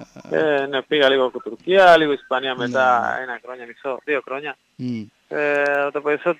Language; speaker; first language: Greek; non-native, learner; Spanish